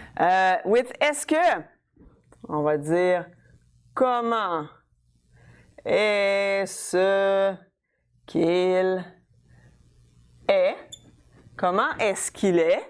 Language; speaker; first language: French; non-native, fluent; English